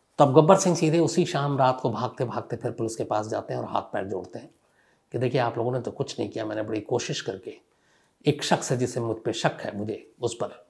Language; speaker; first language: Hindi; native; Hindi